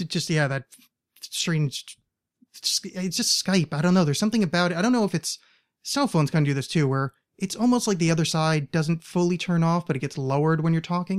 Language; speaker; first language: English; native; English